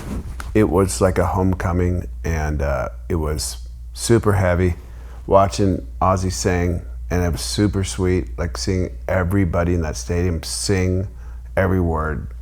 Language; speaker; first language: English; native; English